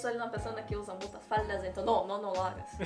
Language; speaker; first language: Spanish; non-native, fluent; Portuguese